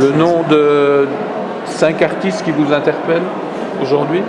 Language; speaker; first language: French; native; French